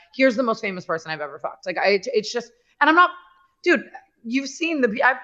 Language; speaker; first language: English; native; English